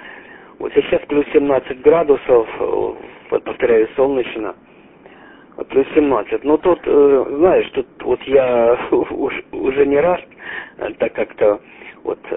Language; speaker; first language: Russian; native; Russian